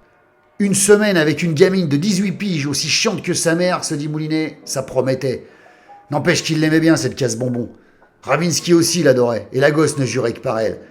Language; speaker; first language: French; native; French